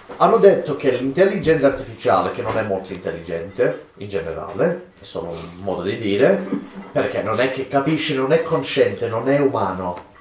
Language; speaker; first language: Italian; non-native, fluent; English